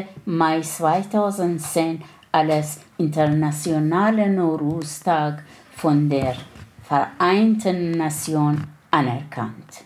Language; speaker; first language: German; non-native, learner; Persian